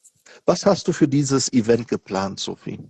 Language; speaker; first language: German; non-native, fluent; Portuguese